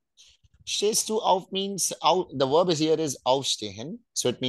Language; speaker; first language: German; non-native, fluent; Hindi